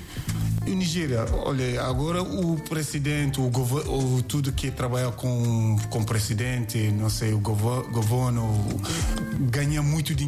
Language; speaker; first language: Portuguese; non-native, learner; Yoruba